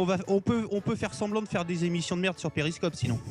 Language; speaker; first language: French; native; French